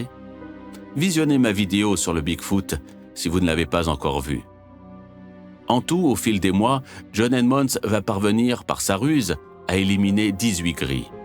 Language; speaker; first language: French; native; French